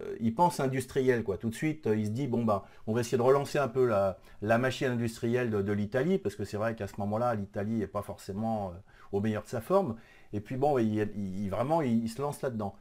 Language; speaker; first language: French; native; French